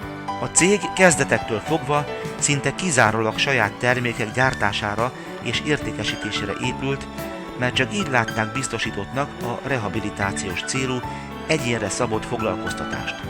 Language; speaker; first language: Hungarian; native; Hungarian